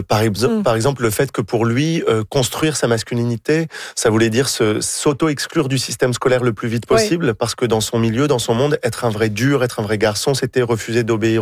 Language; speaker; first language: French; native; French